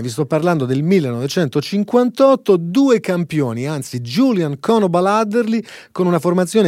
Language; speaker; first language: Italian; native; Italian